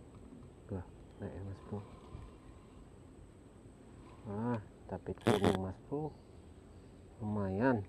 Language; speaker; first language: Indonesian; native; Indonesian